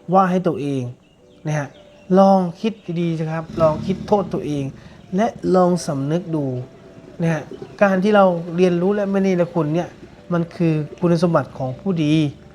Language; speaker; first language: Thai; native; Thai